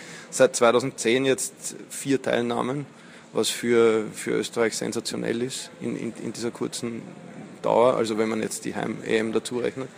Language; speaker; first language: German; native; German